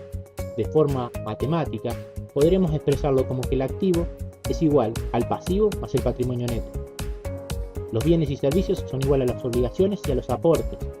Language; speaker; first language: Spanish; native; Spanish